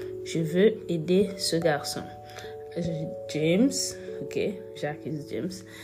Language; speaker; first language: French; non-native, fluent; Yoruba